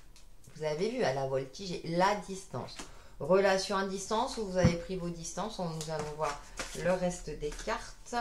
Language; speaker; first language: French; native; French